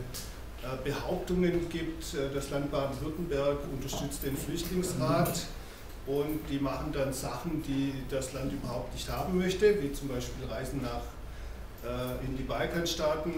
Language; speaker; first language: German; native; German